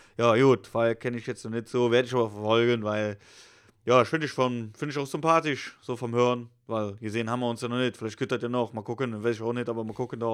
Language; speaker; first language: German; native; German